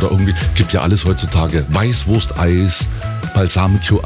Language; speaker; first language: German; native; German